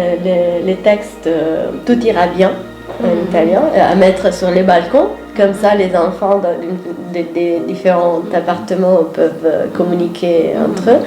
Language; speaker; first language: French; non-native, fluent; Italian